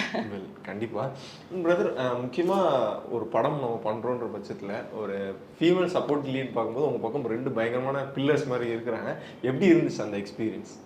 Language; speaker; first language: Tamil; native; Tamil